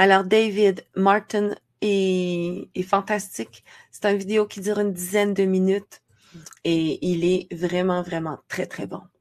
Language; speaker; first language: French; native; French